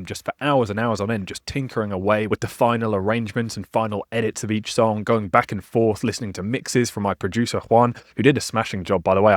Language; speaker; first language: English; native; English